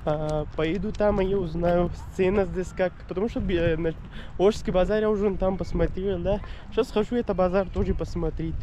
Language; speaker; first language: Russian; non-native, learner; Urdu